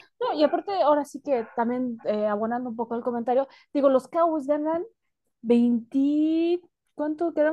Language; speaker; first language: Spanish; native; Spanish